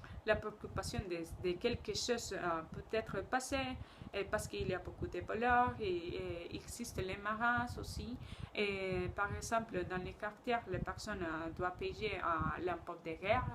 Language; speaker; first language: French; non-native, learner; Spanish